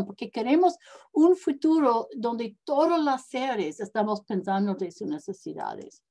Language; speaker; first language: Spanish; non-native, learner; English